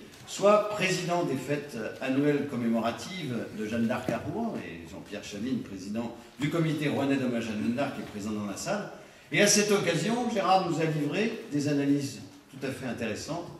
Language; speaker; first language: French; native; French